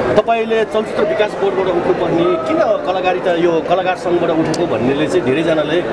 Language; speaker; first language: Nepali; native; Nepali